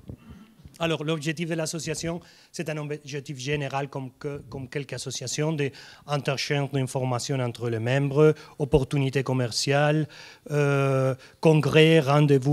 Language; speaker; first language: French; non-native, fluent; Spanish